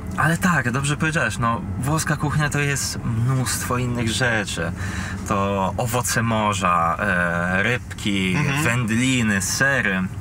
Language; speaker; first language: Polish; non-native, fluent; Italian